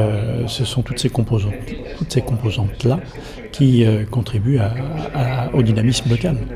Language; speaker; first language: French; native; French